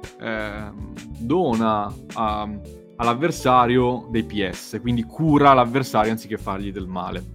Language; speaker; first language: Italian; native; Italian